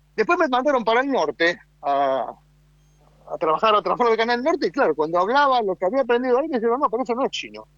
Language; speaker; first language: Spanish; native; Spanish